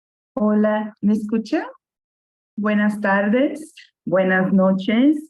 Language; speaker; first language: Spanish; non-native, fluent; Portuguese